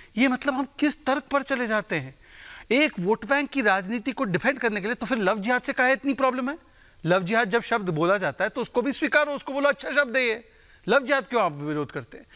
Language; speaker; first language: Hindi; native; Hindi